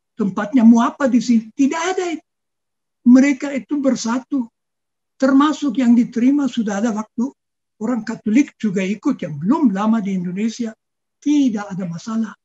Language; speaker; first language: Indonesian; non-native, fluent; German